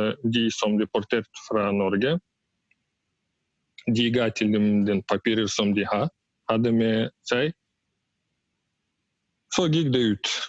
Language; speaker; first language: Norwegian; non-native, learner; Russian